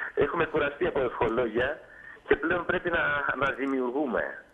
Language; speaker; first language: Greek; native; Greek